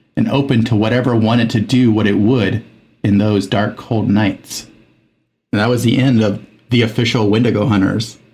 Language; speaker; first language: English; early bilingual, other home language; Spanish